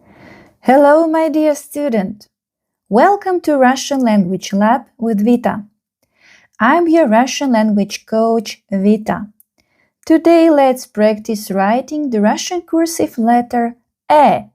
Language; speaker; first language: English; non-native, fluent; Russian